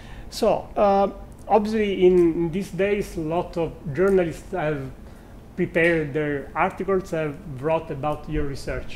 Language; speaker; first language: English; non-native, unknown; Italian